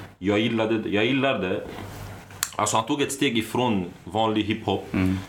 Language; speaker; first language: Swedish; early bilingual, other home language; Arabic